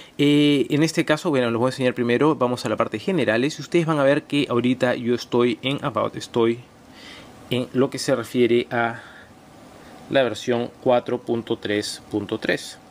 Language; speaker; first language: Spanish; native; Spanish